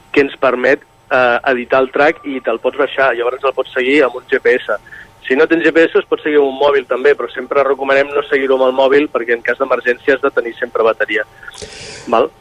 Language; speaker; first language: Catalan; native; Catalan